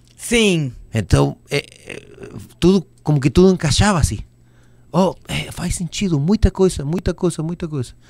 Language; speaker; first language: Portuguese; non-native, learner; Spanish